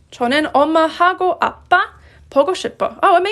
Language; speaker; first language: Korean; non-native, fluent; English